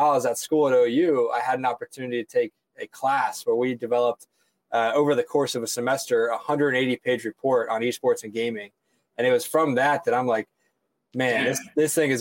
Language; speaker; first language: English; native; English